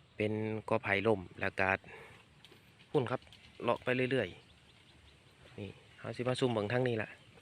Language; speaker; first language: Thai; native; Thai